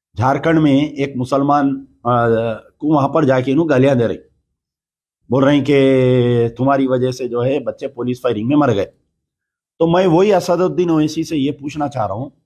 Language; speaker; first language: Hindi; non-native, local second language; Urdu